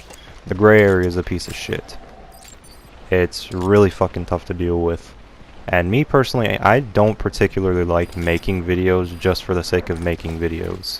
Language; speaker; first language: English; native; English